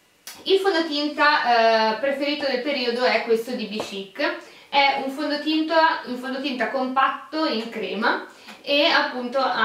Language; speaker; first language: Italian; native; Italian